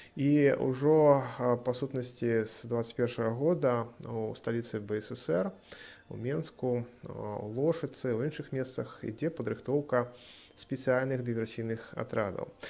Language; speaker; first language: Belarusian; native; Belarusian